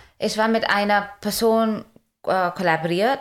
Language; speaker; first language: German; non-native, learner; Hindi